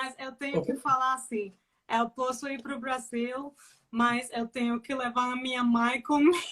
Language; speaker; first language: Portuguese; non-native, learner; Spanish